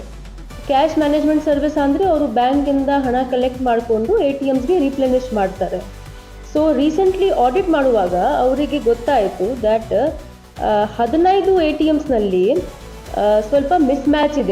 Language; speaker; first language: Kannada; non-native, fluent; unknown